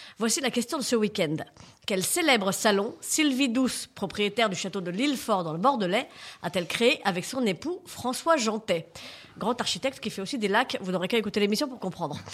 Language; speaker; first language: French; native; French